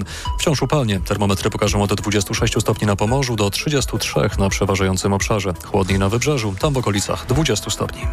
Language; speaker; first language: Polish; native; Polish